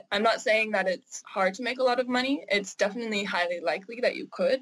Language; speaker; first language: English; native; English